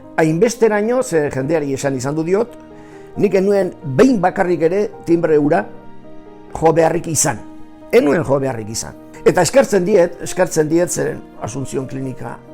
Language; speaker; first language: Basque; native; Basque